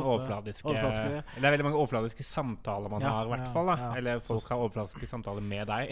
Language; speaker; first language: Norwegian; native; Norwegian